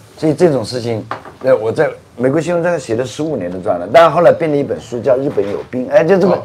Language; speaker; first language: Chinese; native; Chinese